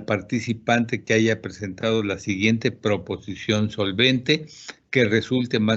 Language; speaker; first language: Spanish; native; Spanish